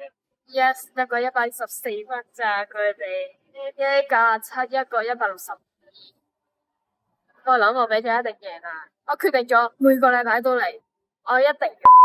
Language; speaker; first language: Cantonese; native; Cantonese